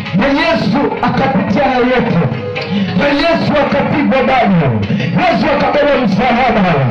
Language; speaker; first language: Swahili; non-native, local second language; Kamba